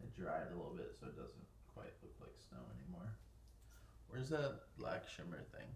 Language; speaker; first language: English; native; English